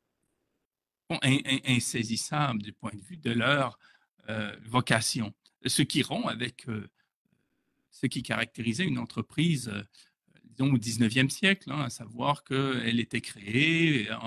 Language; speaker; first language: French; native; French